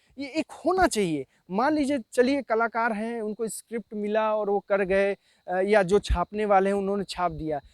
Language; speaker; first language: Hindi; native; Hindi